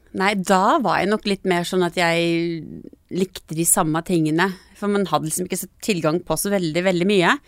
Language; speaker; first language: Norwegian; early bilingual, other home language; English